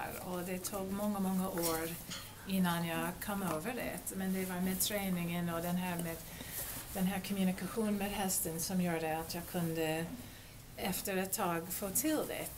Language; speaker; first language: Swedish; non-native, fluent; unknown